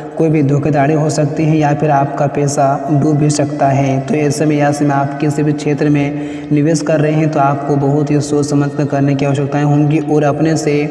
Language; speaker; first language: Hindi; native; Hindi